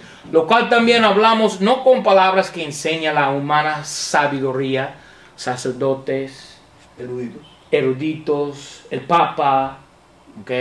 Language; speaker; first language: Spanish; non-native, fluent; English